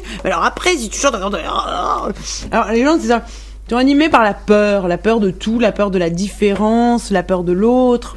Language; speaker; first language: French; non-native, local second language; Arabic